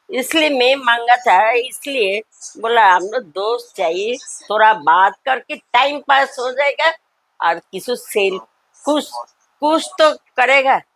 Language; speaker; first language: Hindi; non-native, local second language; Bangla